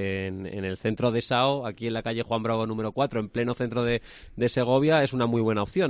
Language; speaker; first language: Spanish; native; Spanish